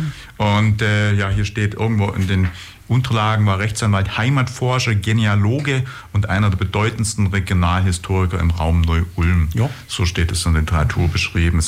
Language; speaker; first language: German; native; German